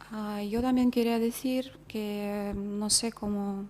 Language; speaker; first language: Spanish; non-native, fluent; Russian